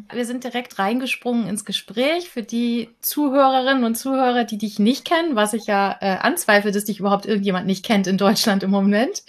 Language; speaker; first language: German; native; German